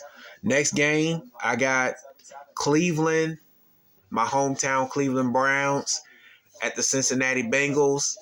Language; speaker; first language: English; native; English